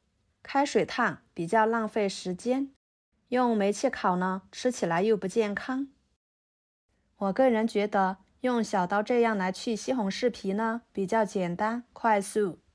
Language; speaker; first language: Chinese; native; Chinese